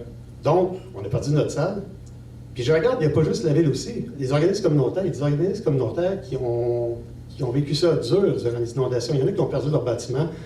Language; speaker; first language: French; native; French